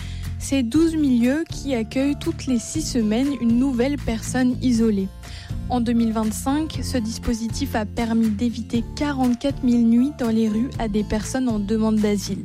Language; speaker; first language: French; native; French